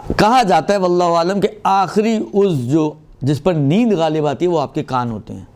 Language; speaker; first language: Urdu; non-native, local second language; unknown